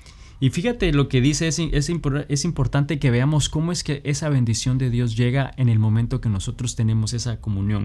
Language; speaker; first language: Spanish; native; Spanish